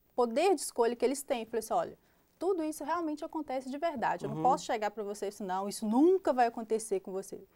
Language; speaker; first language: Portuguese; native; Portuguese